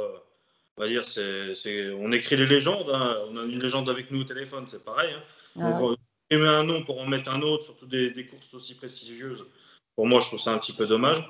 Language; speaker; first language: French; native; French